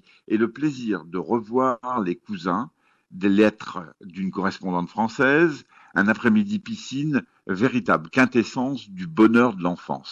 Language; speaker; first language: French; native; French